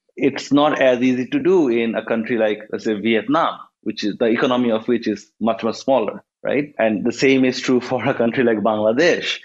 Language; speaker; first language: English; non-native, local second language; Bangla